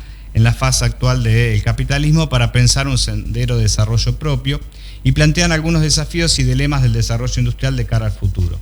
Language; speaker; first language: Spanish; native; Spanish